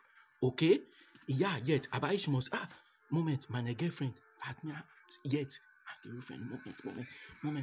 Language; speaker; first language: German; non-native, learner; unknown